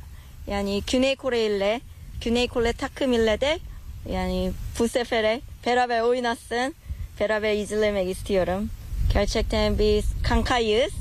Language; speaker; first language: Turkish; non-native, learner; Korean